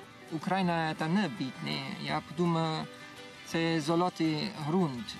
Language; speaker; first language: Ukrainian; non-native, learner; German